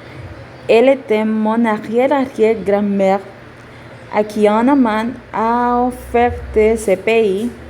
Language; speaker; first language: French; non-native, learner; Spanish